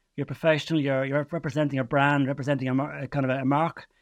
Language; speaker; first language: English; native; English